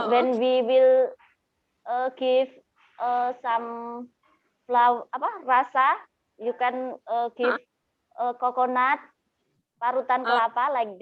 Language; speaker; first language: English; non-native, learner; Indonesian